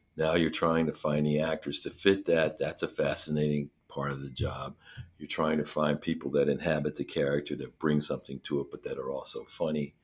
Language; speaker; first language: English; native; English